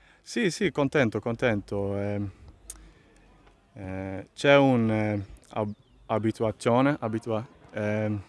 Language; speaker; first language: Italian; non-native, learner; Swedish